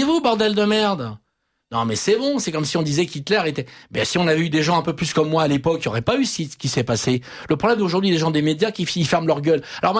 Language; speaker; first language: French; native; French